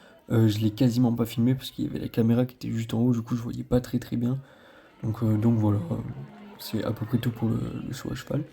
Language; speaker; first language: French; native; French